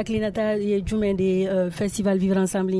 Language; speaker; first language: French; non-native, local second language; Bambara